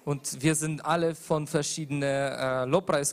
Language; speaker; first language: German; non-native, learner; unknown